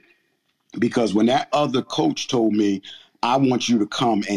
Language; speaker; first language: English; native; English